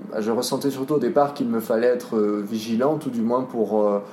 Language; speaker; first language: French; native; French